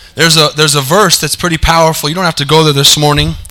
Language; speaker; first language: English; native; English